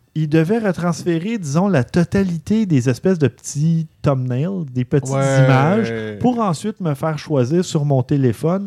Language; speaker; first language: French; native; French